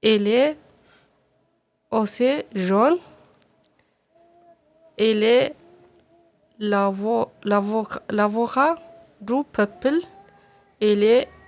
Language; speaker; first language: French; non-native, learner; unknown